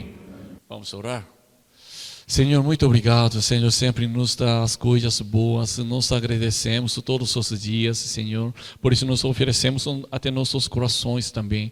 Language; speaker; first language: Portuguese; non-native, learner; Korean